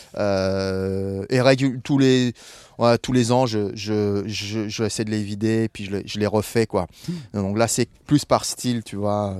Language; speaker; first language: French; non-native, fluent; English